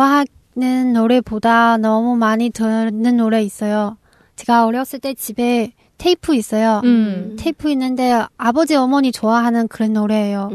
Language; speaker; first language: Korean; non-native, learner; Chinese